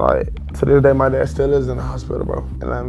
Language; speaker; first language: English; native; English